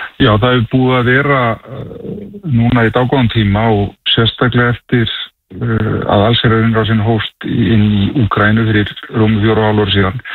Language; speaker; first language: Icelandic; native; Icelandic